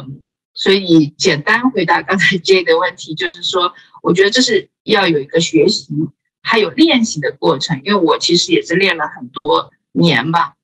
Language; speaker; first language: Chinese; native; Chinese